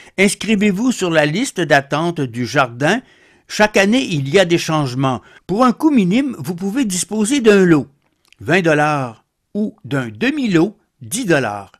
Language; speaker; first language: French; native; French